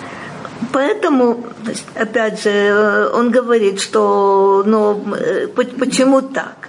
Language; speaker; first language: Russian; native; Russian